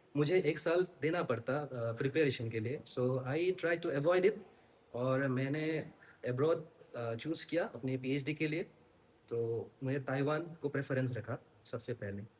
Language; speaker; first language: Hindi; non-native, local second language; Assamese